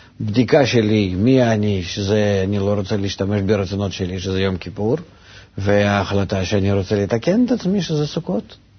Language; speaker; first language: Hebrew; non-native, fluent; Russian